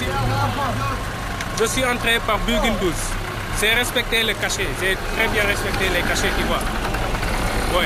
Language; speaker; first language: French; non-native, local second language; Wolof